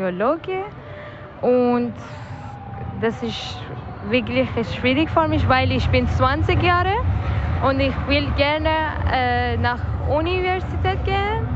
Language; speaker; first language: German; non-native, learner; Persian